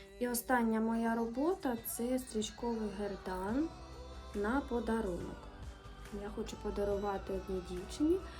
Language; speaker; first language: Ukrainian; native; Ukrainian